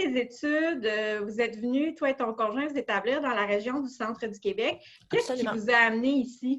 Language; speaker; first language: French; native; French